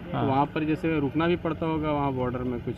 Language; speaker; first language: Hindi; native; Hindi